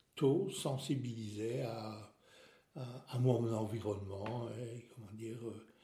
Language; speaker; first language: French; non-native, local second language; Swiss German